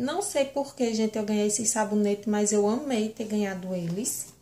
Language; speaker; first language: Portuguese; native; Portuguese